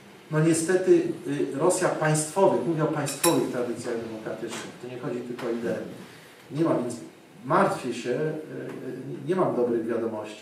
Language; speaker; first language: Polish; non-native, fluent; German